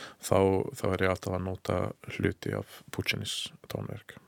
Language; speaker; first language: Icelandic; non-native, learner; Hungarian